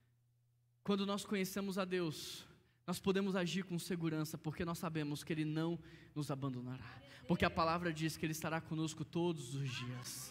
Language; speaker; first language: Portuguese; native; Portuguese